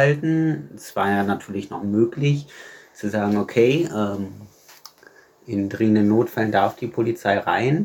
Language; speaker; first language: German; native; German